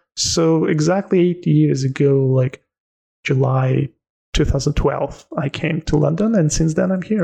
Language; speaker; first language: English; non-native, fluent; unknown